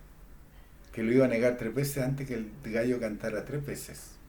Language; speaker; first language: Spanish; native; Spanish